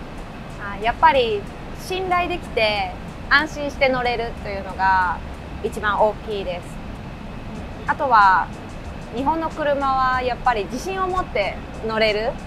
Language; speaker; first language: Japanese; native; Japanese